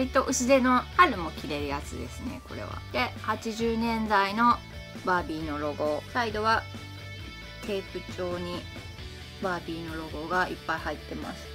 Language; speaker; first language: Japanese; native; Japanese